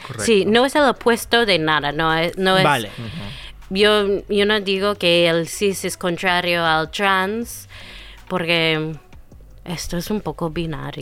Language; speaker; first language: Spanish; non-native, fluent; English